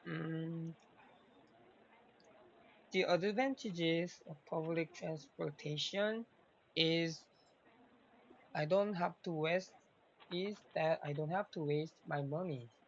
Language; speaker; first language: English; non-native, learner; Korean